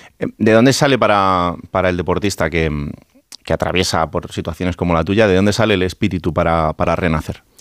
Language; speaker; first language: Spanish; native; Spanish